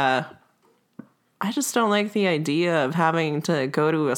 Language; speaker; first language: English; non-native, fluent; Russian